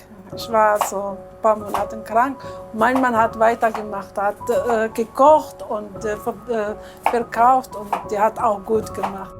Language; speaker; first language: German; non-native, learner; Arabic